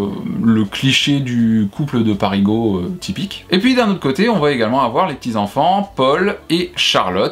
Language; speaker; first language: French; native; French